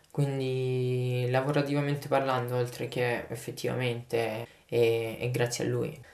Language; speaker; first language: Italian; native; Italian